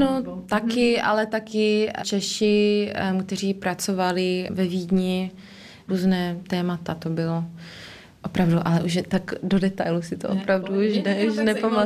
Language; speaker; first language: Czech; early bilingual, heritage; Czech